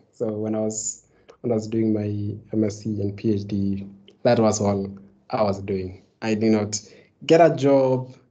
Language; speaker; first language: English; non-native, local second language; Kalenjin